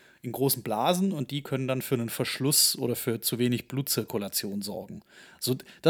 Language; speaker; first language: German; native; German